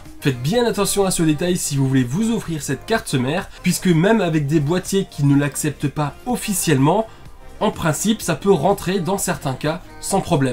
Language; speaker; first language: French; native; French